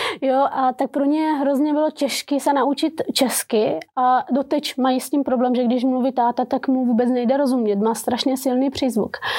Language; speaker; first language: Czech; early bilingual, other home language; Persian